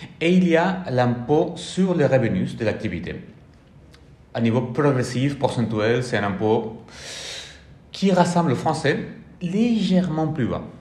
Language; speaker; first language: French; non-native, fluent; Spanish